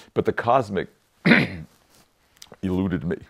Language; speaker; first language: English; native; English